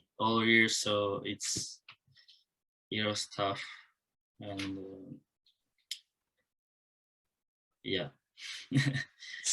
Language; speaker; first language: English; non-native, learner; Japanese